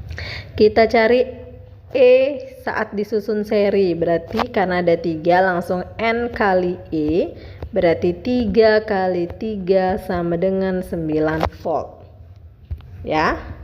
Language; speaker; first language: Indonesian; native; Indonesian